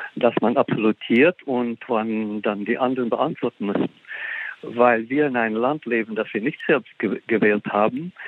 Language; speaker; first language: German; non-native, fluent; Dutch